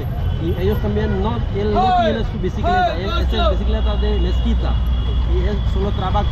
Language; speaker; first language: Spanish; non-native, learner; Hindi